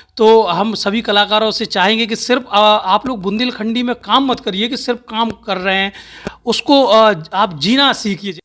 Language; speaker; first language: Hindi; native; Hindi